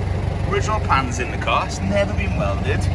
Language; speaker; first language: English; native; English